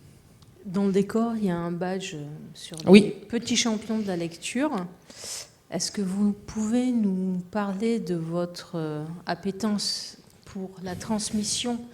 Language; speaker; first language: French; native; French